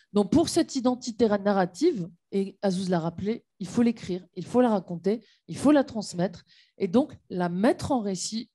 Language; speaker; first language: French; native; French